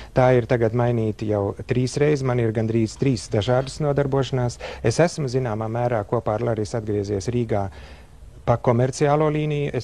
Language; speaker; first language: Latvian; native; Latvian